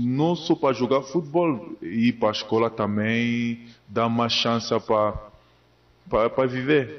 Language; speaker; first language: Portuguese; non-native, learner; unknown